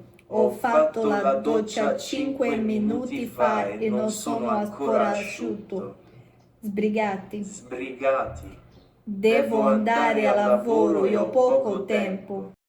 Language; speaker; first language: Italian; non-native, learner; Portuguese